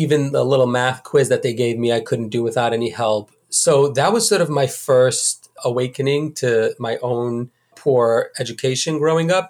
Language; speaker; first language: English; native; English